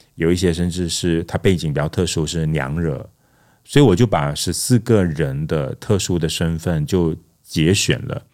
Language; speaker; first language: Chinese; non-native, local second language; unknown